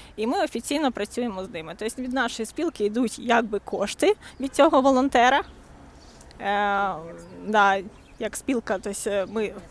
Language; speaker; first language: Ukrainian; native; Ukrainian